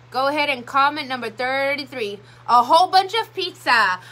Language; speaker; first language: English; early bilingual, other home language; Spanish